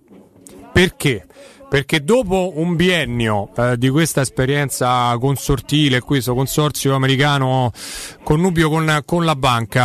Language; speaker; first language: Italian; native; Italian